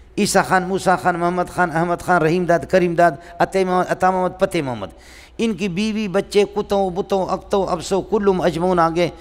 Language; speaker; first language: Urdu; non-native, local second language; Baluchi